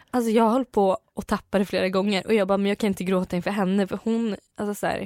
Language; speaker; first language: Swedish; native; Swedish